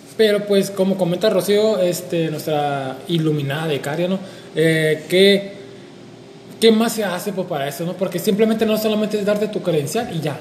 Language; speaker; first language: Spanish; native; Spanish